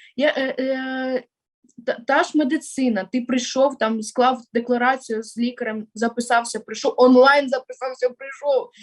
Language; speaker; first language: Ukrainian; non-native, local second language; Russian